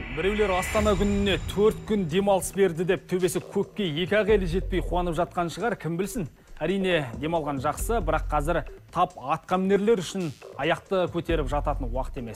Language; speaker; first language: Kazakh; native; Kazakh